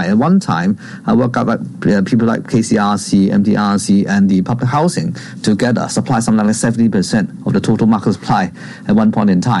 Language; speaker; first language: English; non-native, local second language; Cantonese